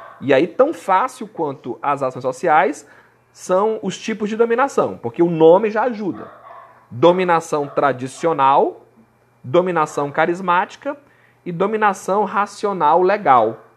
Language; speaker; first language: Portuguese; native; Portuguese